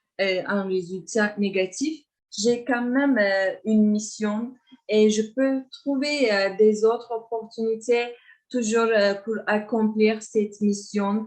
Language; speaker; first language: French; non-native, fluent; Turkish